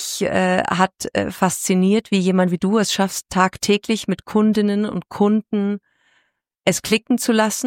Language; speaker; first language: German; native; German